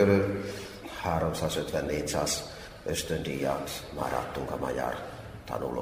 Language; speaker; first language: Hungarian; non-native, fluent; Finnish